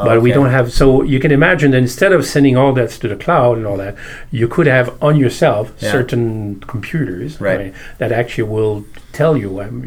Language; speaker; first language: English; native; English